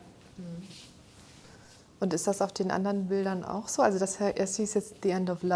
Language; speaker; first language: German; native; German